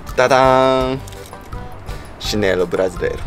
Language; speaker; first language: Portuguese; non-native, learner; Japanese